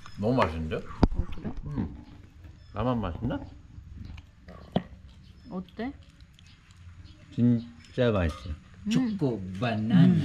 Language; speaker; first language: Korean; native; Korean